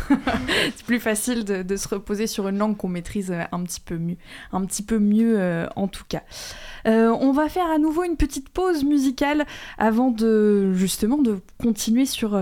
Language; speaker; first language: French; native; French